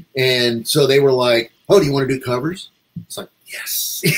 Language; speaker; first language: English; native; English